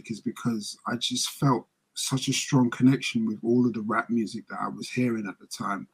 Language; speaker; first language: English; native; English